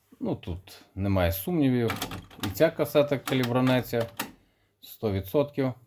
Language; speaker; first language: Ukrainian; non-native, local second language; Russian